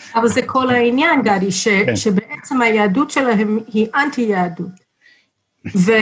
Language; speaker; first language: Hebrew; non-native, fluent; English